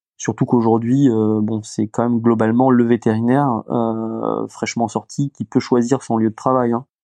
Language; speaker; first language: French; early bilingual, other home language; Romanian